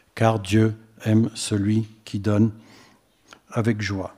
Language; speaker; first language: French; non-native, fluent; English